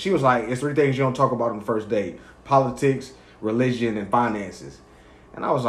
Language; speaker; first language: English; native; English